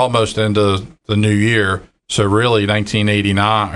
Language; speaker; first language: English; native; English